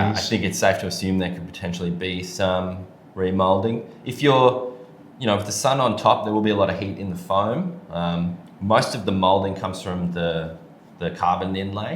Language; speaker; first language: English; native; English